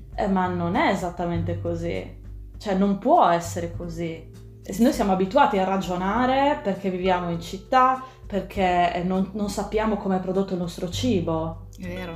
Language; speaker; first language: Italian; native; Italian